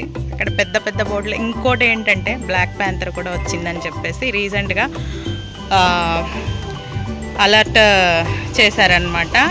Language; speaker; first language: Telugu; native; Telugu